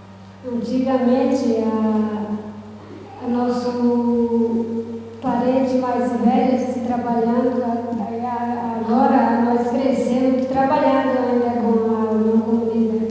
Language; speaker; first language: Portuguese; non-native, local second language; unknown